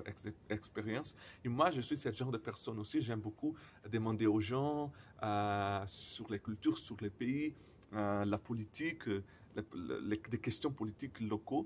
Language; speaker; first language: French; non-native, fluent; Portuguese